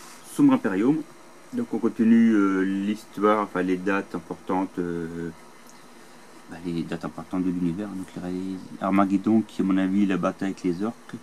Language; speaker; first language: French; native; French